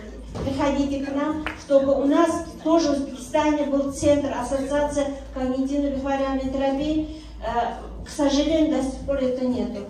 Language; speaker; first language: Russian; non-native, local second language; Uzbek